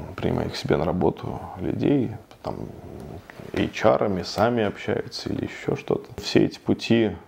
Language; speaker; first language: Russian; native; Russian